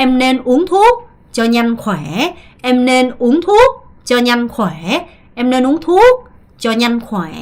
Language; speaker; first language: Vietnamese; non-native, fluent; Korean